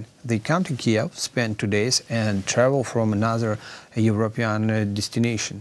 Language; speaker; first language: English; non-native, learner; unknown